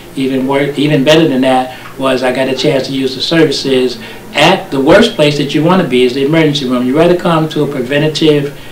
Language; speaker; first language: English; native; English